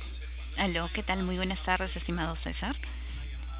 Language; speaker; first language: Spanish; native; Spanish